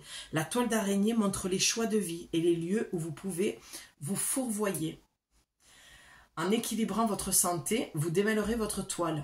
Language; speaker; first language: French; native; French